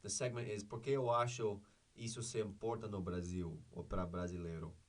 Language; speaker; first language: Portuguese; non-native, fluent; English